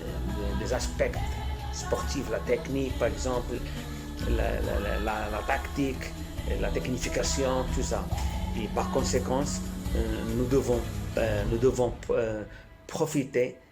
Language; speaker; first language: French; non-native, fluent; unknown